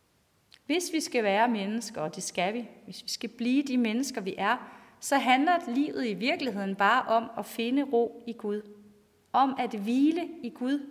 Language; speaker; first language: Danish; native; Danish